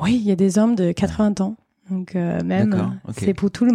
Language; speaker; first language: French; non-native, fluent; English